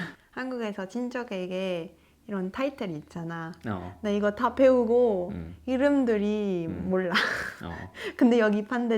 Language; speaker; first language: Korean; non-native, learner; French